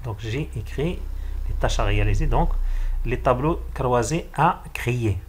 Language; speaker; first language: French; non-native, local second language; Arabic